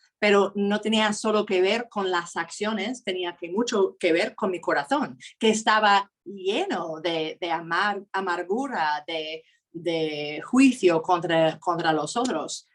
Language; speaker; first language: Spanish; non-native, fluent; English